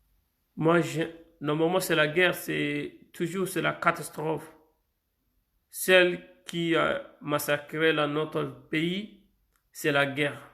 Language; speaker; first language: French; non-native, fluent; Arabic